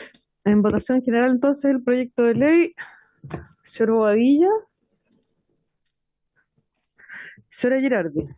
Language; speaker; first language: Spanish; native; Spanish